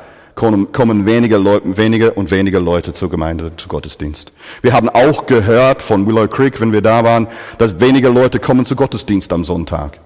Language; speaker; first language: German; non-native, fluent; English